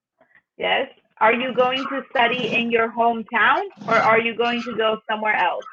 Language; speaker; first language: English; non-native, fluent; Spanish